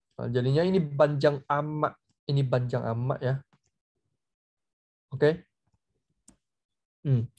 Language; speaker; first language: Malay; non-native, fluent; Chinese